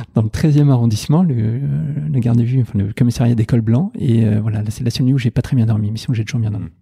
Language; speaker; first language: French; native; French